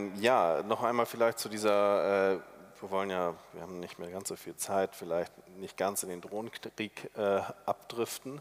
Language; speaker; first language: German; native; German